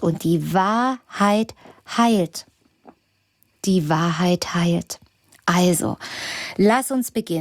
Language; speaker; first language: German; native; German